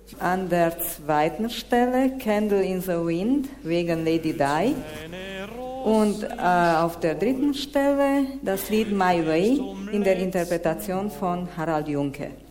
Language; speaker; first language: German; non-native, fluent; Romanian